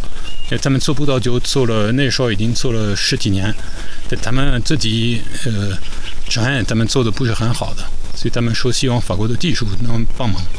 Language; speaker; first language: Chinese; non-native, fluent; French